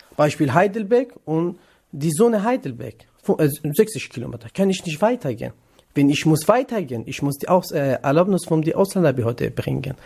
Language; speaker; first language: German; non-native, learner; Kurdish